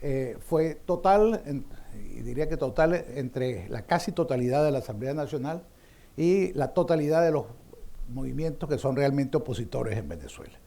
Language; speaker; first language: Spanish; native; Spanish